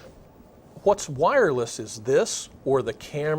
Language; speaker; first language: English; native; English